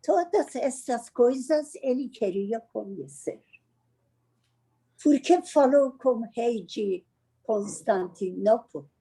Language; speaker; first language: Portuguese; non-native, learner; Persian